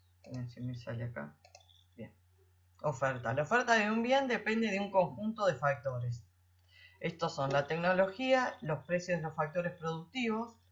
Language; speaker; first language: Spanish; native; Spanish